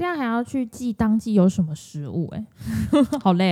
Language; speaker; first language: Chinese; native; Chinese